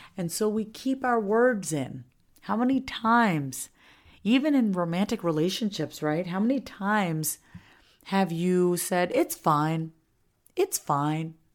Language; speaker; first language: English; native; English